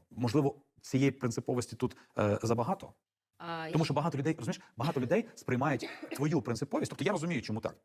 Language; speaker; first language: Ukrainian; non-native, local second language; Russian